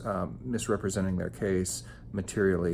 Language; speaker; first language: English; native; English